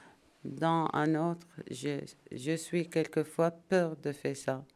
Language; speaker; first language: French; non-native, learner; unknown